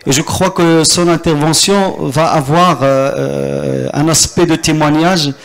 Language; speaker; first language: French; non-native, local second language; Arabic